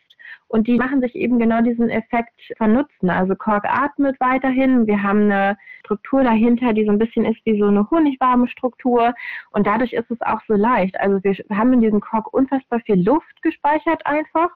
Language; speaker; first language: German; native; German